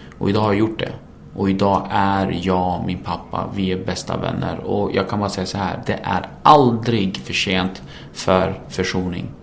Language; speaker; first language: Swedish; early bilingual, other home language; Kurdish